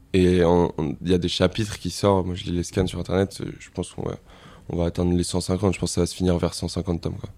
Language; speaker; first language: French; native; French